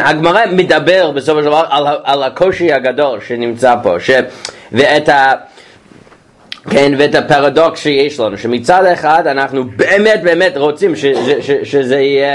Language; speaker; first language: Hebrew; non-native, fluent; English